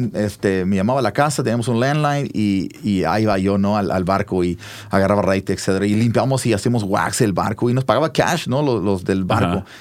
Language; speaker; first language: Spanish; early bilingual, heritage; Spanish